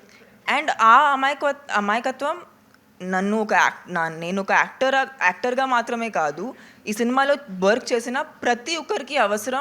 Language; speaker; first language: Telugu; non-native, local second language; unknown